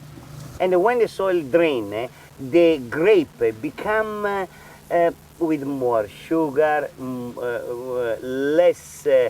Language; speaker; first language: English; non-native, fluent; Italian